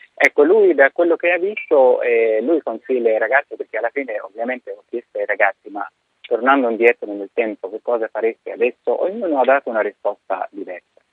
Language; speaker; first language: Italian; non-native, fluent; Arabic